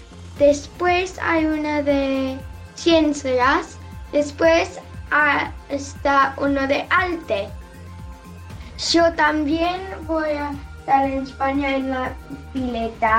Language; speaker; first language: Spanish; early bilingual, heritage; Spanish